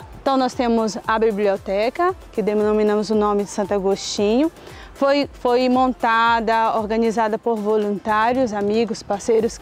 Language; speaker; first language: Portuguese; native; Portuguese